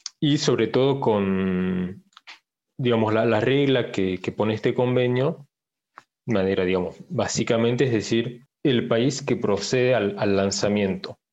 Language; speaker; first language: Spanish; early bilingual, heritage; Spanish